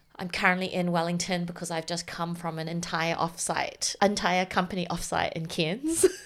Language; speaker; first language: English; native; English